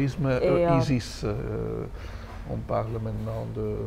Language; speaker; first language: French; non-native, fluent; Italian